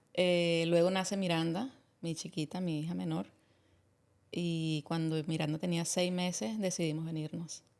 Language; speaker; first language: Spanish; native; Spanish